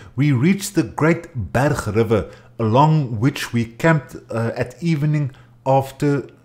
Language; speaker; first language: English; non-native, local second language; Afrikaans